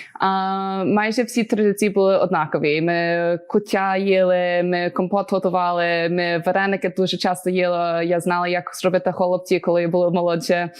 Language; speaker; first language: Ukrainian; early bilingual, heritage; Ukrainian